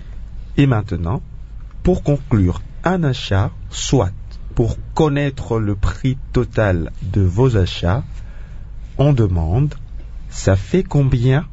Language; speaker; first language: French; non-native, local second language; Kongo